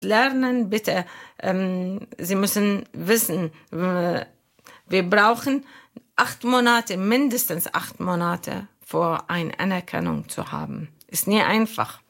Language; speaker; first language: German; non-native, learner; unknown